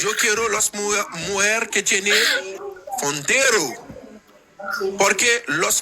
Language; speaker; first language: Spanish; non-native, learner; Haitian Creole